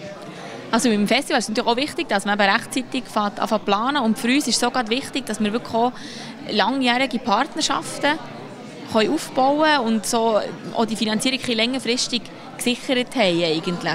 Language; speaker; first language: German; native; German